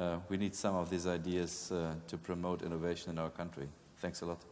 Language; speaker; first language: English; non-native, fluent; German